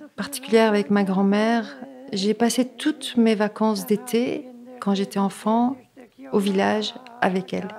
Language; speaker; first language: French; native; French